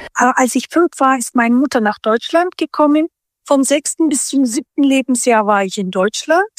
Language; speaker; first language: German; early bilingual, other home language; Turkish